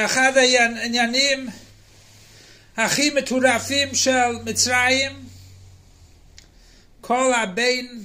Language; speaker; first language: Hebrew; non-native, fluent; English